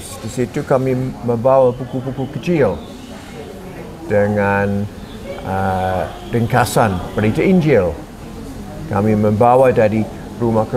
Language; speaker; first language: Indonesian; non-native, fluent; English